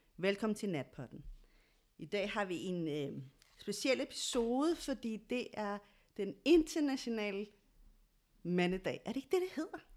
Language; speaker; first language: Danish; early bilingual, other home language; Spanish